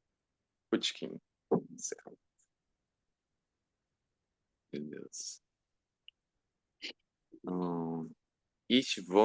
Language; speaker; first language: German; non-native, learner; Portuguese